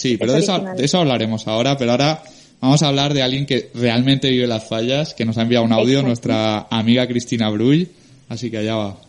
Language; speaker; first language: Spanish; native; Spanish